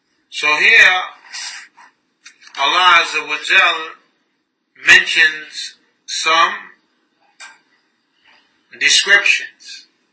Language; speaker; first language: English; native; English